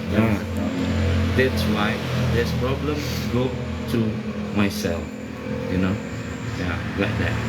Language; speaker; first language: English; non-native, learner; Indonesian